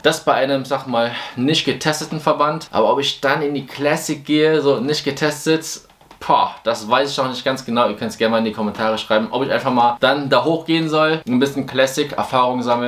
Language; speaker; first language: German; native; German